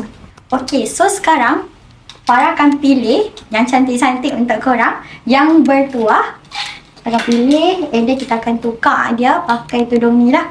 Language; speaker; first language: Malay; native; Malay